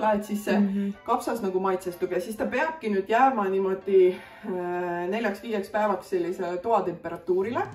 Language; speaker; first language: Estonian; native; Estonian